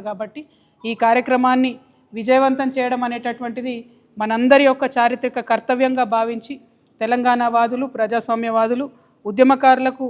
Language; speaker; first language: Telugu; native; Telugu